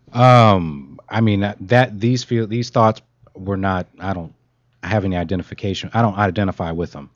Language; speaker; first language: English; native; English